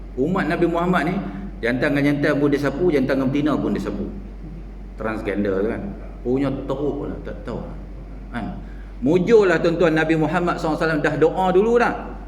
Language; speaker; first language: Malay; native; Malay